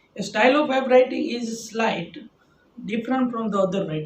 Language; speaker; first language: English; non-native, local second language; Gujarati